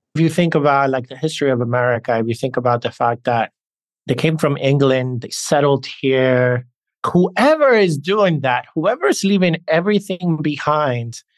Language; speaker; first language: English; early bilingual, other home language; Spanish